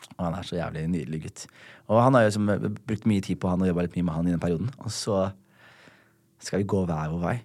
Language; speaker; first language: Norwegian; early bilingual, other home language; Somali